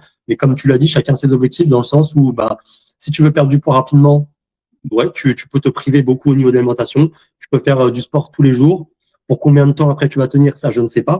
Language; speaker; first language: French; native; French